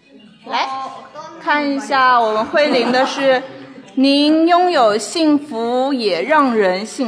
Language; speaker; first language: Chinese; native; Chinese